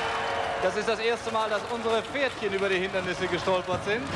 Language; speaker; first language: German; native; German